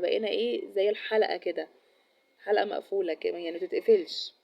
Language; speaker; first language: Arabic; native; Arabic